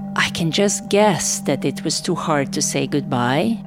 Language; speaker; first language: English; non-native, fluent; Serbian